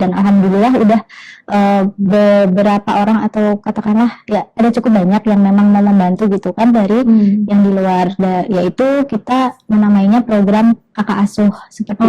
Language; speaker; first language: Indonesian; native; Indonesian